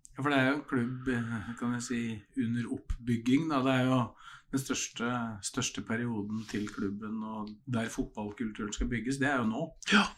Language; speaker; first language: Norwegian; native; Norwegian